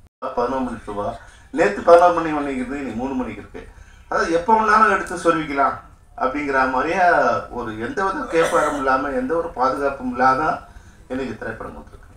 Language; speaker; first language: Tamil; native; Tamil